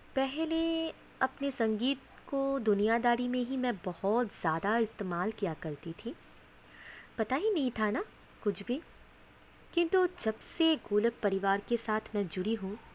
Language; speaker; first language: Hindi; non-native, local second language; Bangla